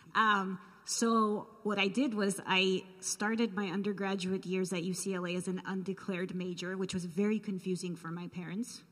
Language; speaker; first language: English; early bilingual, other home language; Armenian